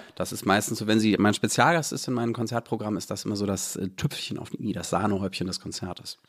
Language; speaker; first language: German; native; German